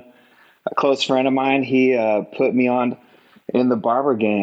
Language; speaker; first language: English; native; English